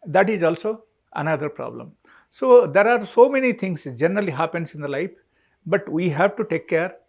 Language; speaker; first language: English; non-native, local second language; Telugu